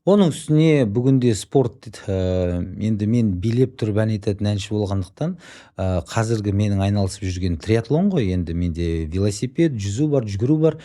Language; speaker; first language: Kazakh; native; Kazakh